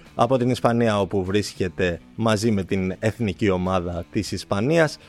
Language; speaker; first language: Greek; native; Greek